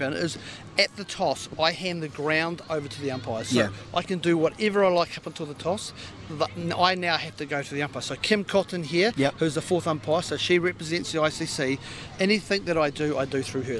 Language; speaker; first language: English; native; English